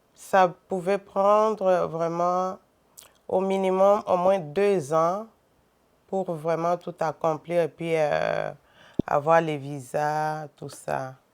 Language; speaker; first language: French; non-native, local second language; Lingala